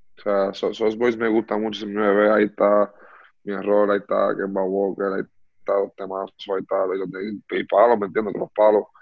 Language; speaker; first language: Spanish; early bilingual, heritage; Spanish